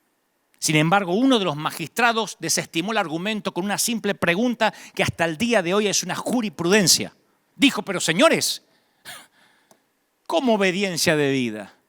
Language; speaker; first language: Spanish; native; Spanish